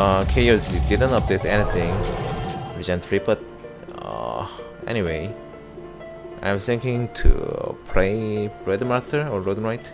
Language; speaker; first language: English; non-native, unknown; Korean